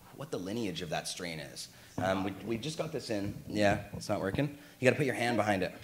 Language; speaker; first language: English; native; English